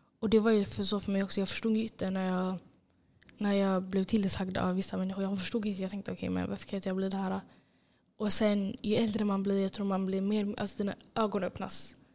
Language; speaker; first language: Swedish; early bilingual, other home language; Somali